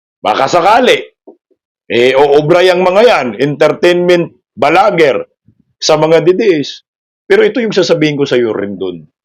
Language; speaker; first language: Filipino; non-native, local second language; Cebuano